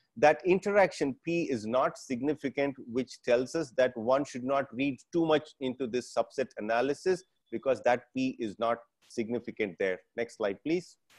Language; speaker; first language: English; non-native, local second language; Tamil